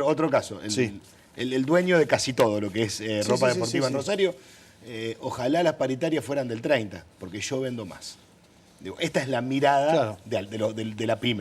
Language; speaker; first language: Spanish; native; Spanish